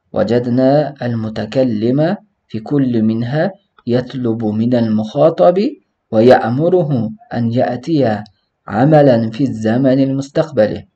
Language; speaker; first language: Arabic; non-native, fluent; Kyrgyz